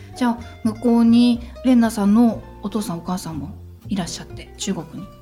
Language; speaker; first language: Japanese; native; Japanese